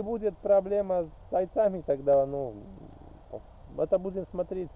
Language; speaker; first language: Russian; non-native, fluent; Polish